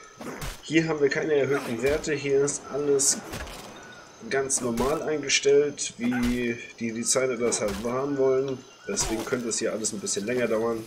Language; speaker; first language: German; native; German